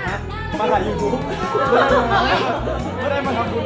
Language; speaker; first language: Thai; native; Thai